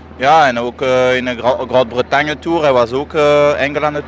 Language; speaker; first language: Dutch; non-native, local second language; French